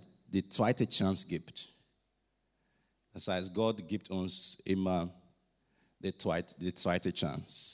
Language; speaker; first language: German; non-native, learner; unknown